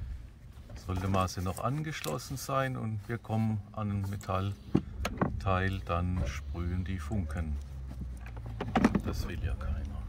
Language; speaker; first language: German; native; German